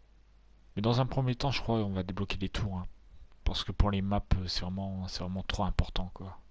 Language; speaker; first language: French; native; French